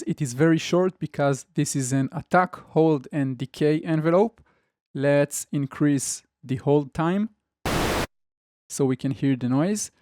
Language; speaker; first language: English; non-native, fluent; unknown